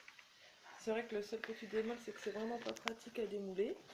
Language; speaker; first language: French; native; French